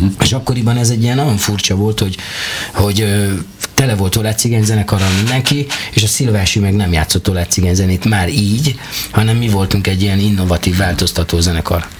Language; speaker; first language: Hungarian; native; Hungarian